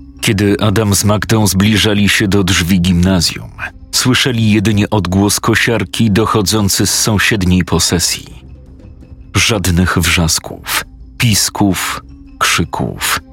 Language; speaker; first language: Polish; native; Polish